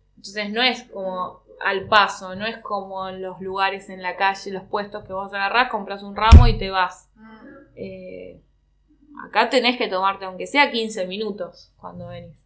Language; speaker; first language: Spanish; native; Spanish